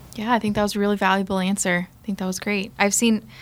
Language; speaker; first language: English; native; English